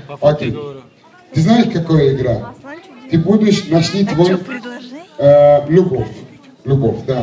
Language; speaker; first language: Russian; non-native, learner; Turkish